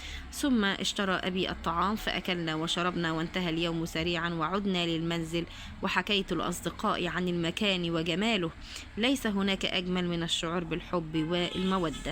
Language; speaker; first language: Arabic; native; Arabic